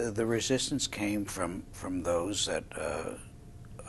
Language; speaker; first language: English; native; English